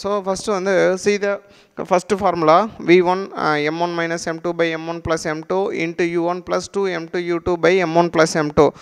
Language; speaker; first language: English; non-native, local second language; Tamil